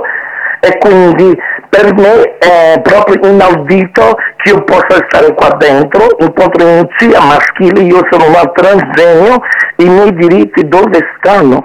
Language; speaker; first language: Italian; non-native, fluent; Portuguese